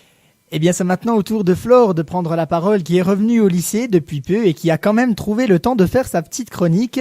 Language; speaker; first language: French; native; French